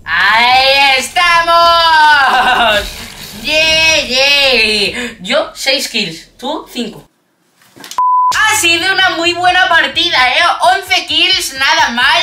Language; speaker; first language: Spanish; native; Spanish